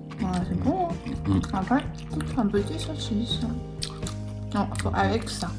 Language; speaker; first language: French; non-native, learner; Chinese